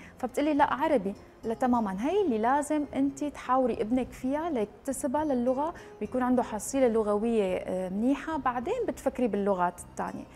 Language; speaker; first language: Arabic; native; Arabic